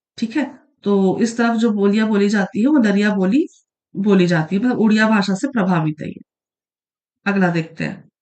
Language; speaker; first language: Hindi; native; Hindi